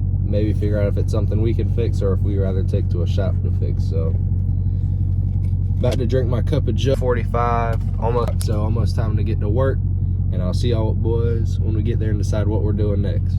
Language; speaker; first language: English; native; English